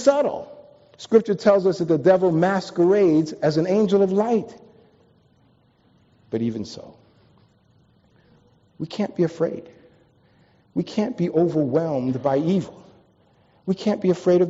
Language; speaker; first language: English; native; English